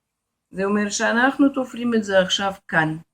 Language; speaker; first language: Hebrew; non-native, fluent; Russian